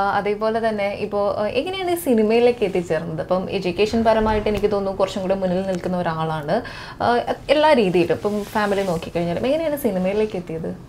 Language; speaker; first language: Malayalam; native; Malayalam